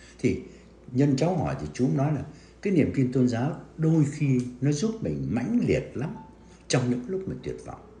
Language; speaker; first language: Vietnamese; native; Vietnamese